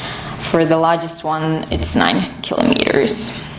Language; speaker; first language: English; non-native, fluent; Finnish